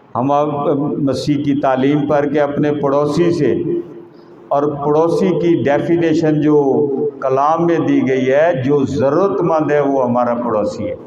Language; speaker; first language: Urdu; non-native, local second language; Punjabi